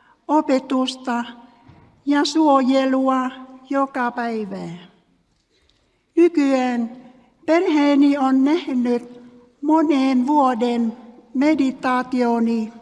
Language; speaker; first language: Finnish; non-native, learner; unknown